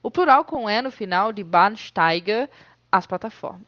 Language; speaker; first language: Portuguese; native; Portuguese